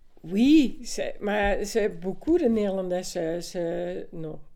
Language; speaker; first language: French; non-native, learner; Dutch